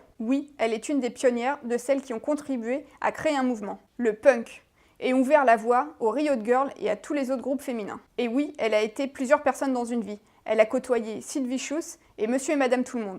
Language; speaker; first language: French; native; French